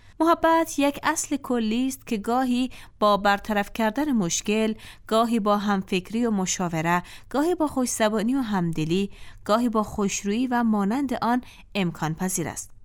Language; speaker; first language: Persian; native; Persian